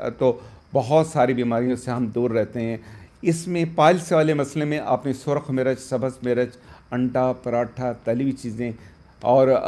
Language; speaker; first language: Urdu; native; Urdu